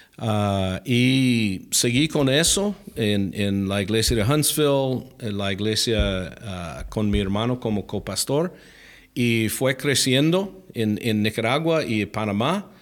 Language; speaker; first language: Spanish; non-native, fluent; English